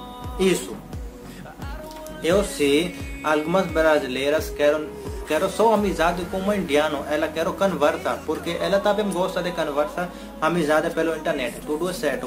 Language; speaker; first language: Portuguese; non-native, learner; Hindi